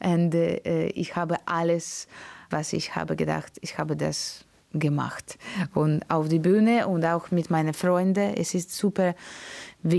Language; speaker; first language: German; non-native, learner; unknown